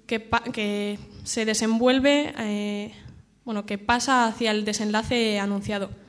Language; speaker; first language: Spanish; native; Spanish